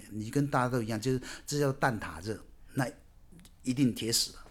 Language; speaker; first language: Chinese; native; Chinese